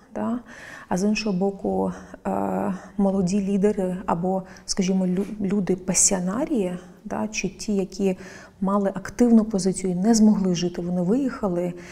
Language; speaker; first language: Ukrainian; non-native, local second language; Crimean Tatar